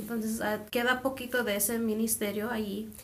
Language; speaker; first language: Spanish; non-native, fluent; English